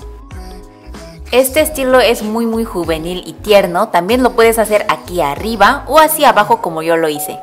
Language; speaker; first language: Spanish; non-native, fluent; Korean